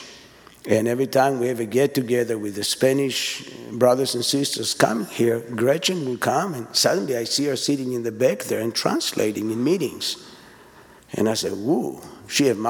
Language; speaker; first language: English; non-native, fluent; Hebrew